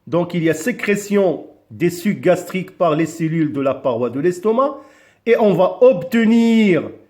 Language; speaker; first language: French; non-native, local second language; Arabic